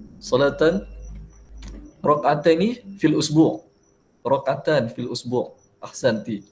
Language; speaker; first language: Arabic; non-native, fluent; Malay